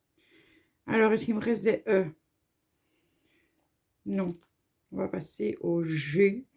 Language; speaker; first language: French; native; French